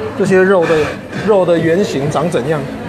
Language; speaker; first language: Chinese; native; Chinese